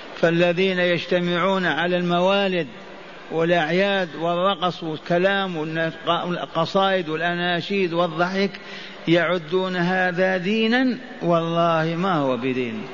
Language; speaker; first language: Arabic; native; Arabic